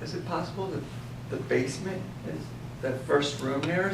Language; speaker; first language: English; native; English